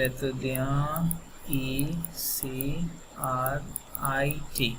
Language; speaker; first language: French; non-native, fluent; Bangla